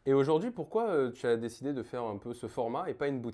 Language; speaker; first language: French; native; French